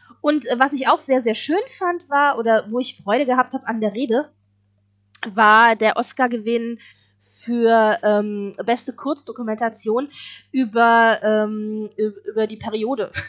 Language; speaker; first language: German; native; German